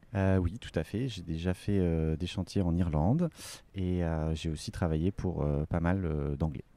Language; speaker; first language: French; native; French